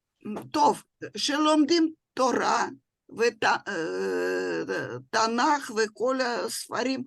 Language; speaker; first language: Hebrew; non-native, fluent; Russian